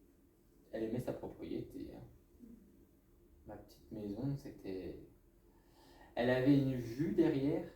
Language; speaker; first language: French; native; French